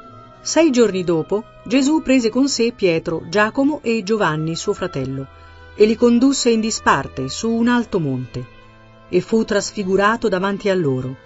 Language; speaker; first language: Italian; native; Italian